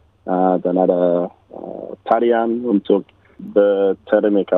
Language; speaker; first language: Indonesian; non-native, learner; English